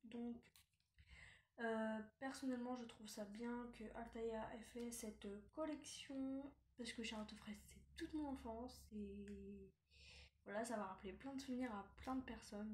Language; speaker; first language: French; native; French